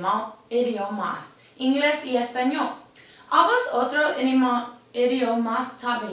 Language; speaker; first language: Spanish; non-native, learner; English